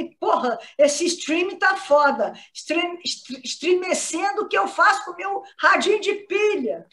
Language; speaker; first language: Portuguese; native; Portuguese